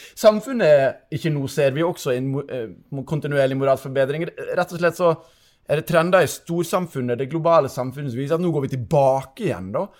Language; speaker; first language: Norwegian; native; Norwegian